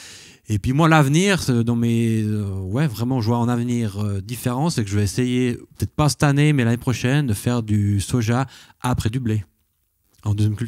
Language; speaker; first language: French; native; French